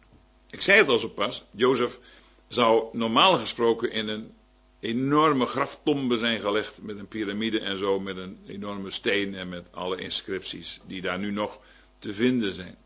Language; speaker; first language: Dutch; native; Dutch